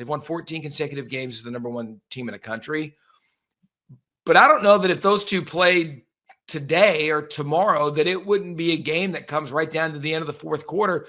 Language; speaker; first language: English; native; English